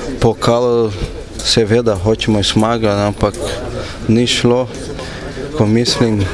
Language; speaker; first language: Slovenian; non-native, learner; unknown